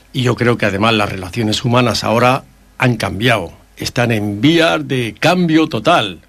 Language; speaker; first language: Spanish; early bilingual, heritage; Spanish